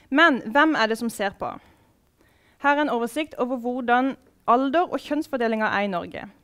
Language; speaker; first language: Norwegian; native; Norwegian